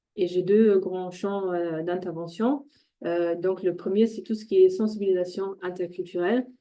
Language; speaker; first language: French; non-native, fluent; German